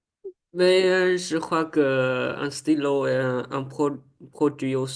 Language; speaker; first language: French; non-native, learner; Vietnamese